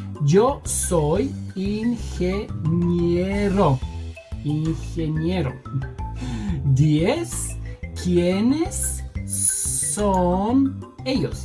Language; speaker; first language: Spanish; non-native, fluent; Bulgarian